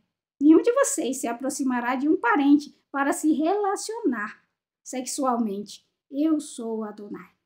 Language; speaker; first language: Portuguese; native; Portuguese